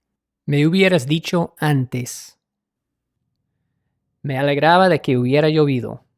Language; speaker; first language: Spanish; non-native, learner; English